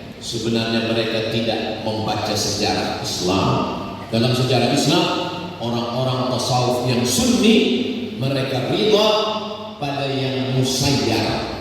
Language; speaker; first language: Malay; native; Malay